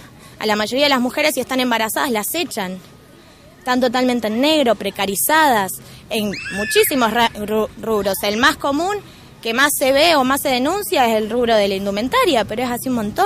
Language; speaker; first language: Spanish; native; Spanish